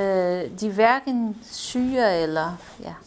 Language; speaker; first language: Danish; non-native, fluent; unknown